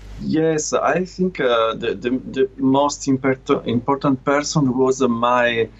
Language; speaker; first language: English; non-native, learner; Italian